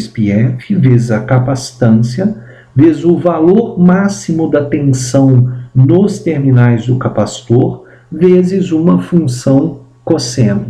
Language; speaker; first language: Portuguese; native; Portuguese